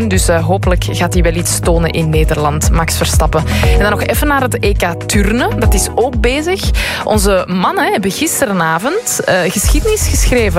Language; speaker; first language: Dutch; native; Dutch